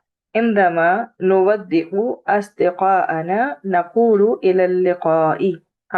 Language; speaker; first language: Arabic; non-native, fluent; Urdu